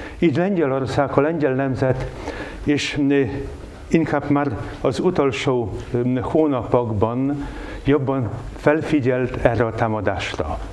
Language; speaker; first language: Hungarian; non-native, fluent; Polish